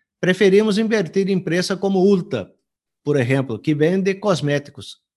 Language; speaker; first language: Spanish; non-native, fluent; Portuguese